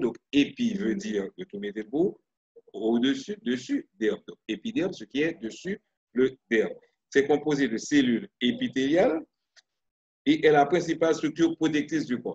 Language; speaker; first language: French; non-native, local second language; Haitian Creole